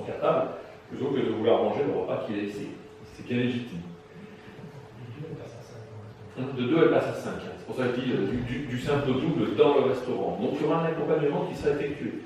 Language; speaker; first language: French; native; French